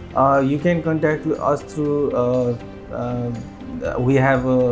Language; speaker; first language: English; non-native, local second language; Nepali